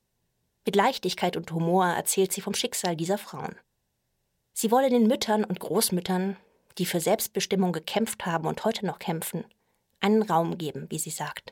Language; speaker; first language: German; native; German